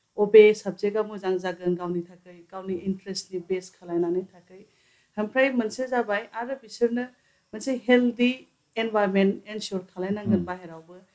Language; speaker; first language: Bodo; non-native, local second language; Santali